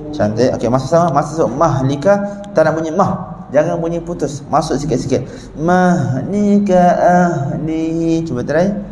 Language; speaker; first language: Malay; native; Malay